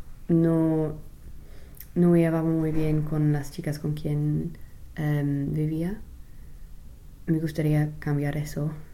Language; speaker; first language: Spanish; non-native, fluent; English